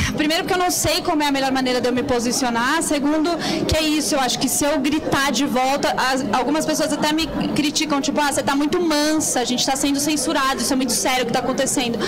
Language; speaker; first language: Portuguese; native; Portuguese